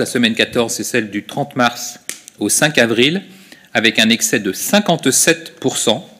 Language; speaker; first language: French; native; French